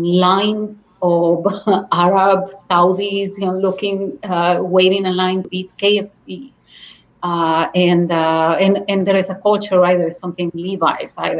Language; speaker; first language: English; non-native, fluent; Spanish